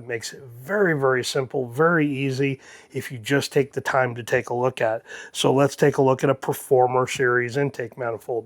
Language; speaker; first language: English; native; English